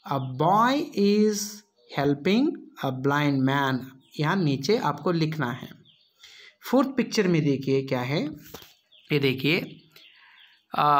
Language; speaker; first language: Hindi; non-native, local second language; Kannada